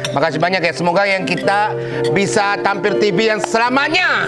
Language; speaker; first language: Indonesian; non-native, fluent; Japanese